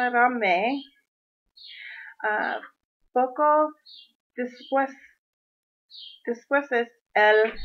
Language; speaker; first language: Spanish; non-native, learner; English